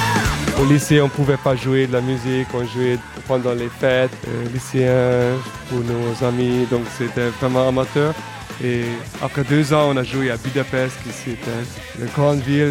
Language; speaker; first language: French; non-native, fluent; Hungarian